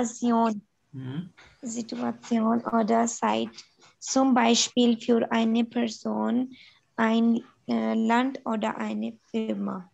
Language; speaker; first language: German; non-native, learner; Urdu